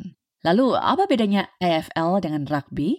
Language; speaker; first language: Indonesian; native; Indonesian